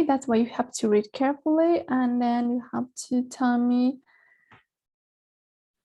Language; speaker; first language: English; non-native, fluent; Spanish